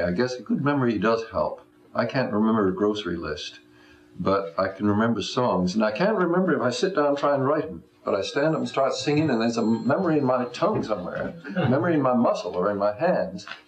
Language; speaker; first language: English; native; English